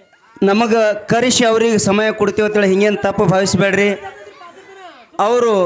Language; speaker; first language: Kannada; native; Kannada